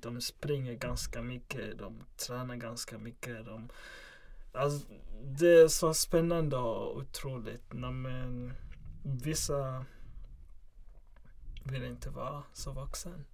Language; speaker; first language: Swedish; non-native, local second language; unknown